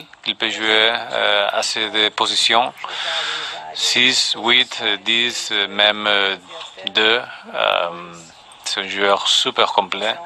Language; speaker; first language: French; non-native, fluent; Spanish